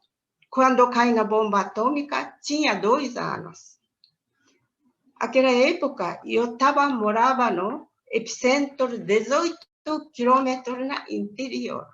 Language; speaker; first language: Portuguese; non-native, learner; Japanese